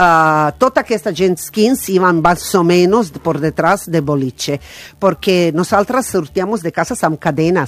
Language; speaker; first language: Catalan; non-native, learner; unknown